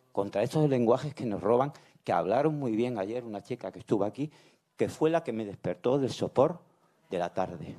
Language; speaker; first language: Spanish; native; Spanish